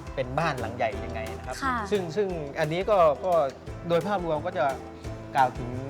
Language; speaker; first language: Thai; native; Thai